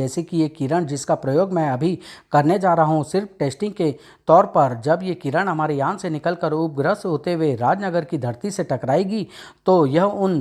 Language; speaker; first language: Hindi; native; Hindi